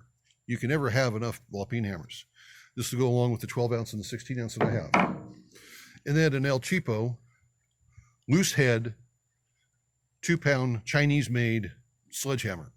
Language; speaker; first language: English; native; English